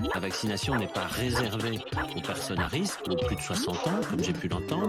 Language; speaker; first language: French; native; French